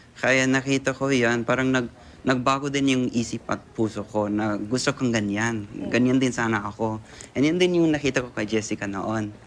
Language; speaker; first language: Filipino; non-native, fluent; English